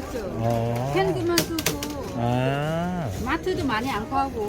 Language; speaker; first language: Korean; non-native, learner; Vietnamese